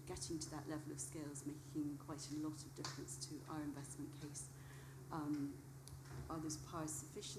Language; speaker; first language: English; native; English